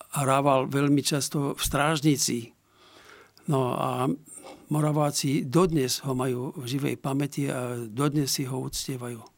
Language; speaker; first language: Slovak; native; Slovak